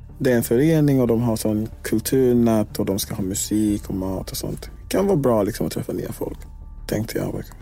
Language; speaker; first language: Swedish; non-native, fluent; English